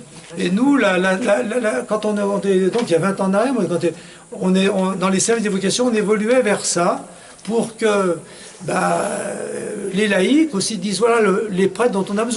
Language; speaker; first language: French; native; French